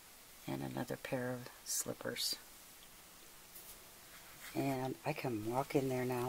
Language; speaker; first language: English; native; English